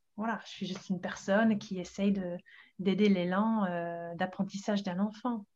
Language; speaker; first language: French; non-native, fluent; English